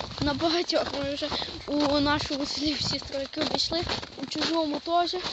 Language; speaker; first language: Ukrainian; native; Ukrainian